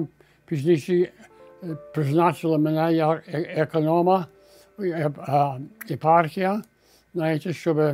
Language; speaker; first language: Ukrainian; early bilingual, heritage; Ukrainian